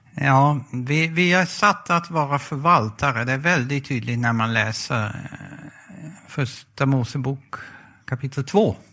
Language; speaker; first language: Swedish; non-native, fluent; Dutch